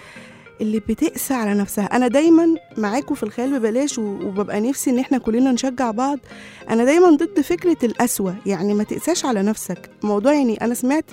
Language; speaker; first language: Arabic; native; Arabic